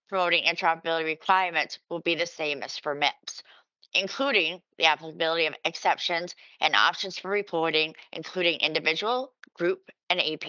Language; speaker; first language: English; native; English